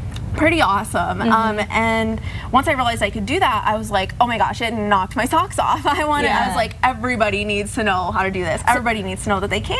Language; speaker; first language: English; native; English